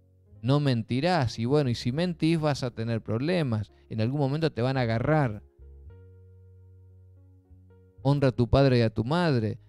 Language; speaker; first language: Spanish; native; Spanish